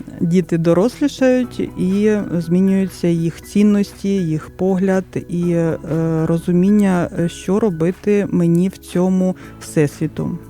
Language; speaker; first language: Ukrainian; non-native, local second language; Russian